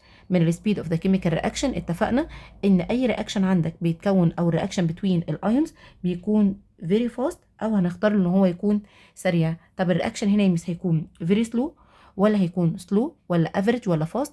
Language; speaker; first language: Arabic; native; Arabic